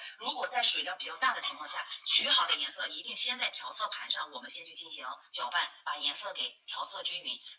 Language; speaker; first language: Chinese; native; Chinese